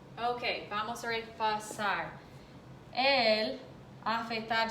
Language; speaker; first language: Spanish; non-native, fluent; English